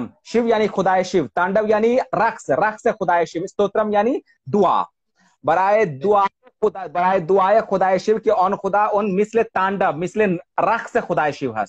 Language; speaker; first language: Persian; non-native, fluent; Hindi